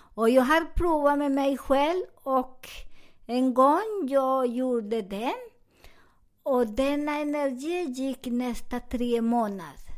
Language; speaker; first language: Swedish; non-native, learner; Spanish